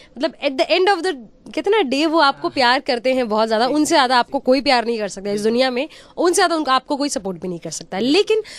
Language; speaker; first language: Hindi; native; Hindi